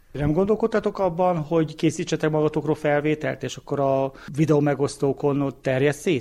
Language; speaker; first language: Hungarian; native; Hungarian